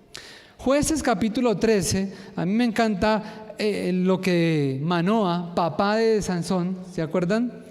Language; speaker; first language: Spanish; native; Spanish